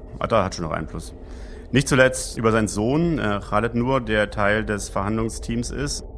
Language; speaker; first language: German; native; German